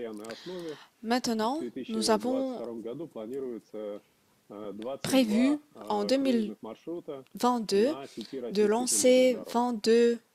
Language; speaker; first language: French; non-native, fluent; Russian